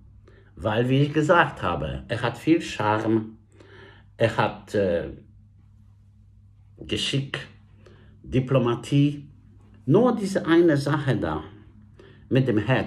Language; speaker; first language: German; non-native, fluent; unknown